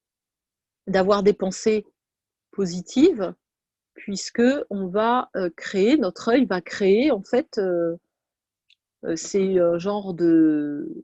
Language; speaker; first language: French; native; French